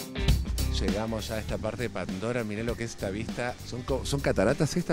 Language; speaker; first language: Spanish; native; Spanish